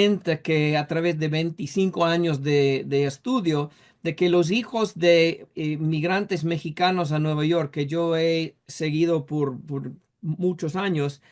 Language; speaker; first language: Spanish; non-native, fluent; English